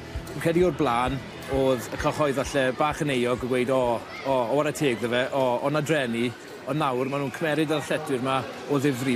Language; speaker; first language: Welsh; native; Welsh